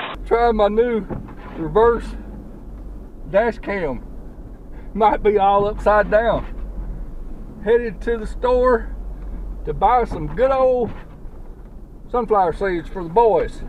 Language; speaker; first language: English; native; English